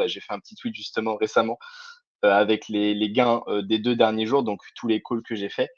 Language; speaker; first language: French; native; French